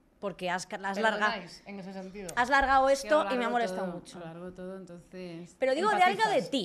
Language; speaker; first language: Spanish; native; Spanish